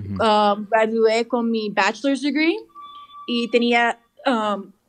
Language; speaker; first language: Spanish; early bilingual, heritage; English